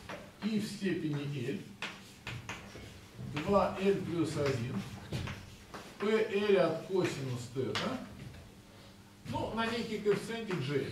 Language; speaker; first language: Russian; native; Russian